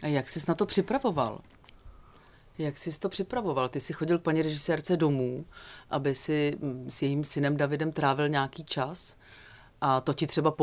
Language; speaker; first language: Czech; native; Czech